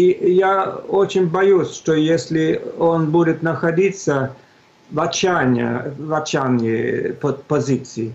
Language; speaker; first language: Russian; non-native, fluent; Swedish